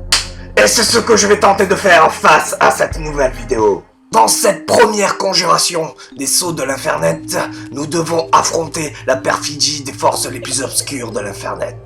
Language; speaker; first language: French; native; French